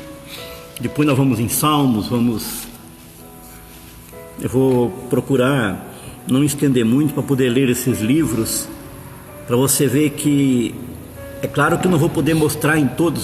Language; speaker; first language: Portuguese; native; Portuguese